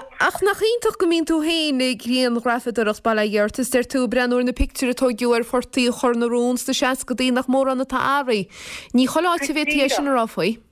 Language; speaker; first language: Irish; native; Irish